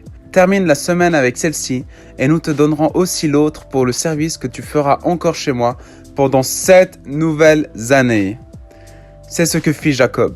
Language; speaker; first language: French; native; French